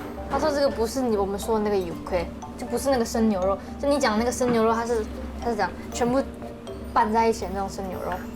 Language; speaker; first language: Chinese; native; Chinese